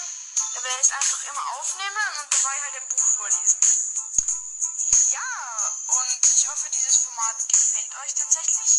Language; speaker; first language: German; native; German